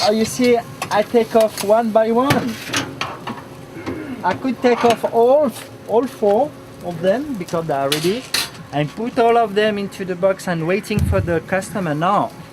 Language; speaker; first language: English; non-native, learner; French